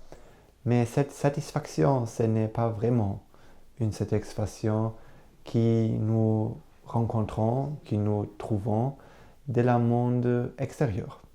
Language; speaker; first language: French; non-native, learner; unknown